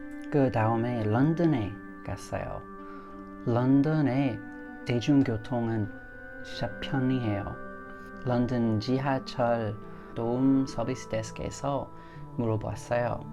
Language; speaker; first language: Korean; non-native, learner; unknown